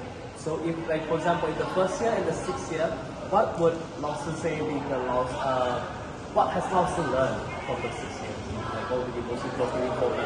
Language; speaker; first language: English; non-native, learner; Indonesian